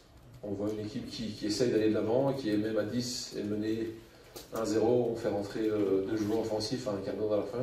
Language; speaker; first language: French; native; French